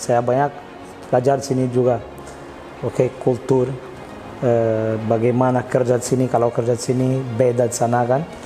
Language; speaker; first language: Indonesian; non-native, fluent; Portuguese